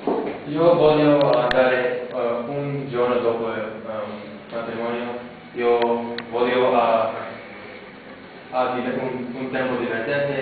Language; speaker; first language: Italian; non-native, learner; English